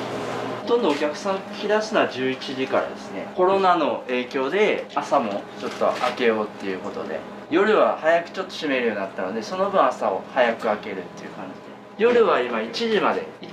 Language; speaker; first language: Japanese; native; Japanese